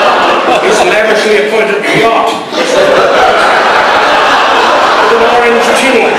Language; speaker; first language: English; native; English